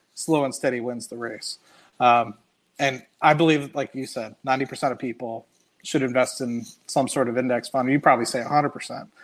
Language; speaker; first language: English; native; English